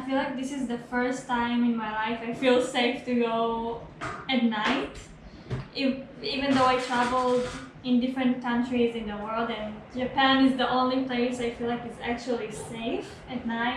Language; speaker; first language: English; non-native, fluent; Hebrew